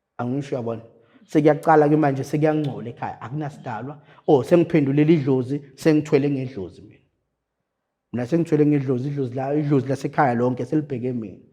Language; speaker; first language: Zulu; native; Zulu